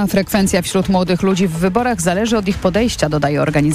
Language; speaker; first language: Polish; native; Polish